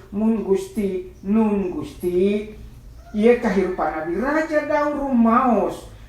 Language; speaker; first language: Sundanese; non-native, local second language; Nias